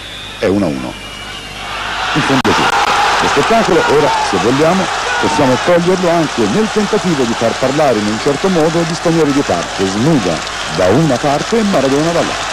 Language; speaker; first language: Italian; native; Italian